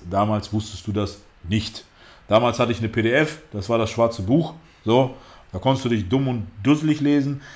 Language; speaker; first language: German; early bilingual, other home language; Russian